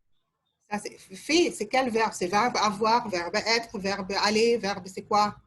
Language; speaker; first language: French; non-native, fluent; Arabic